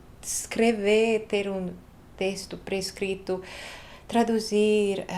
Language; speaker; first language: Portuguese; non-native, fluent; Hungarian